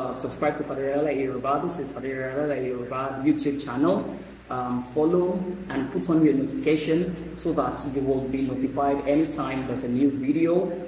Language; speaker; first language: English; non-native, local second language; Yoruba